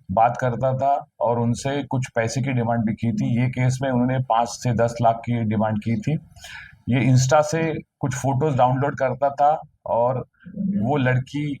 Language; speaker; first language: Hindi; non-native, local second language; Marathi